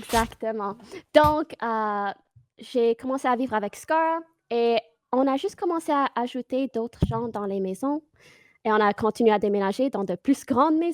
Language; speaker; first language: French; non-native, fluent; English